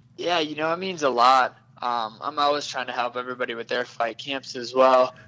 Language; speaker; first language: English; native; English